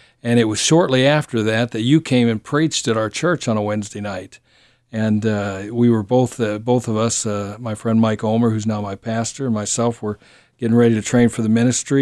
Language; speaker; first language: English; native; English